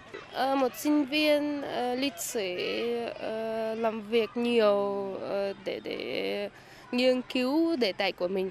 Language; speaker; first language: Vietnamese; non-native, fluent; Russian